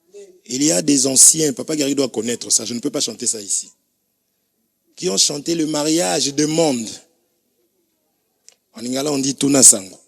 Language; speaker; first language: French; non-native, local second language; Lingala